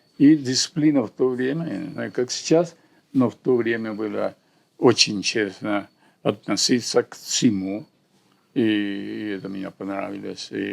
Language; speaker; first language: Russian; non-native, fluent; Spanish